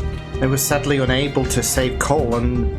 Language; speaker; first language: English; native; English